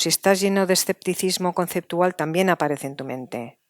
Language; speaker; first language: Spanish; native; Spanish